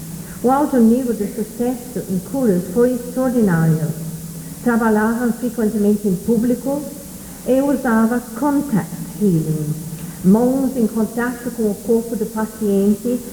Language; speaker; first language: Portuguese; non-native, fluent; English